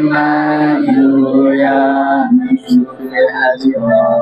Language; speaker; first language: Arabic; non-native, learner; Malay